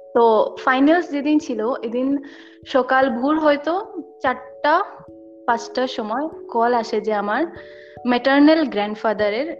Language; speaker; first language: Bangla; non-native, local second language; Assamese